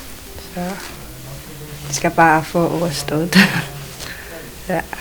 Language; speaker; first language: Danish; non-native, local second language; Kalaallisut